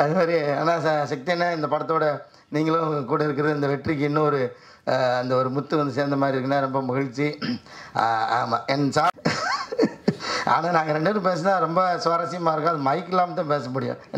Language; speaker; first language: Tamil; native; Tamil